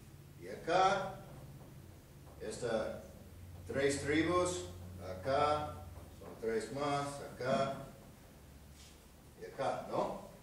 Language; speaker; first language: Spanish; non-native, fluent; English